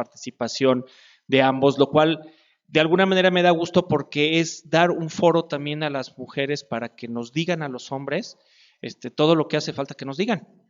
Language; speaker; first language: Spanish; native; Spanish